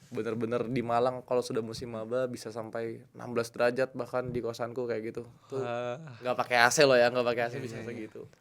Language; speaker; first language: Indonesian; native; Indonesian